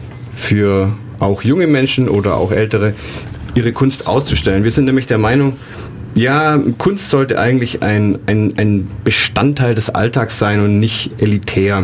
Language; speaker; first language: German; native; German